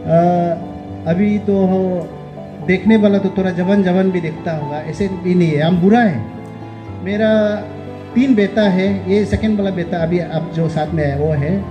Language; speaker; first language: Hindi; non-native, local second language; Nyishi